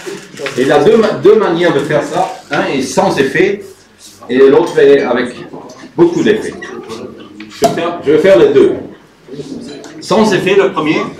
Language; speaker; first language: French; non-native, fluent; Swedish